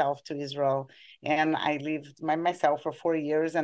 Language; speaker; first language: English; non-native, fluent; Portuguese